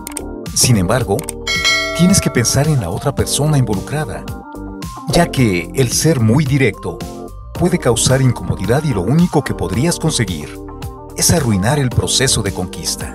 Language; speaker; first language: Spanish; native; Spanish